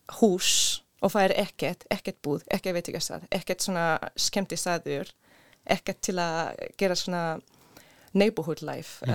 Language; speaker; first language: Icelandic; non-native, learner; Swedish